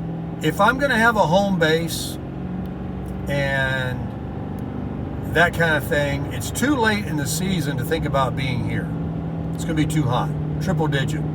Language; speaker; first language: English; native; English